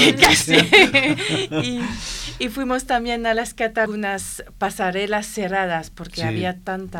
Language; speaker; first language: Spanish; non-native, learner; French